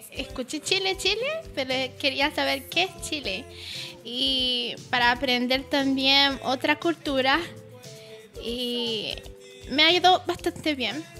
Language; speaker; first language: Spanish; non-native, learner; Haitian Creole